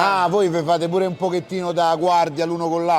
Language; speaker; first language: Italian; native; Italian